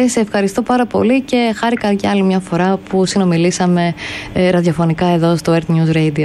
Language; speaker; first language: Greek; native; Greek